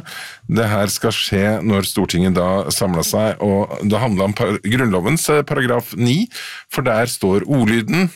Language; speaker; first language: Norwegian; native; Norwegian